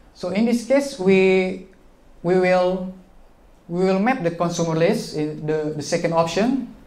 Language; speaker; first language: English; non-native, fluent; Indonesian